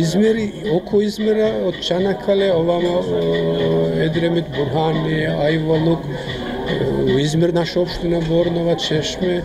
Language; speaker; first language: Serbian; early bilingual, heritage; Croatian